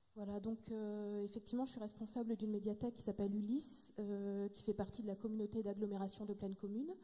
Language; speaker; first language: French; native; French